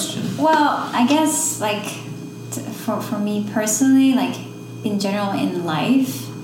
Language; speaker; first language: English; non-native, fluent; Dutch